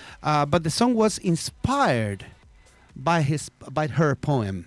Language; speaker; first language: English; non-native, fluent; Spanish